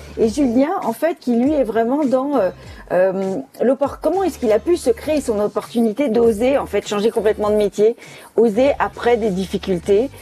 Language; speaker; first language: French; native; French